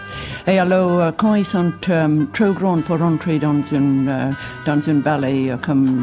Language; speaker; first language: French; non-native, fluent; English